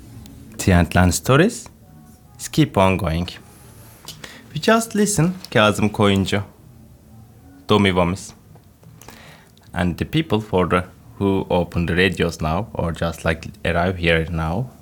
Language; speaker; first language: English; non-native, fluent; Turkish